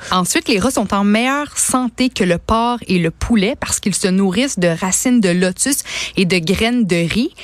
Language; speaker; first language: French; native; French